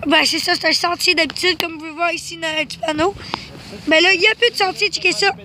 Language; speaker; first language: French; native; French